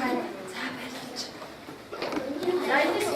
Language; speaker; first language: Mongolian; native; Mongolian